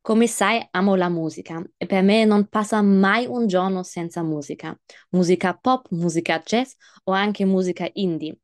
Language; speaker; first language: Italian; non-native, fluent; German